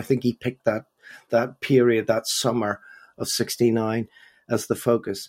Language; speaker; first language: English; native; English